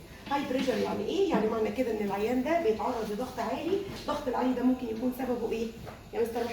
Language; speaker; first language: Arabic; native; Arabic